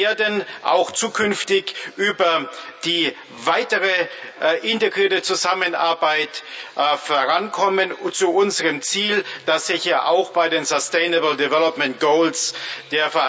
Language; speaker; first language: German; native; German